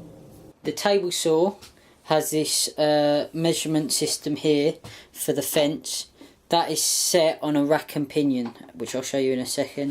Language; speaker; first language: English; native; English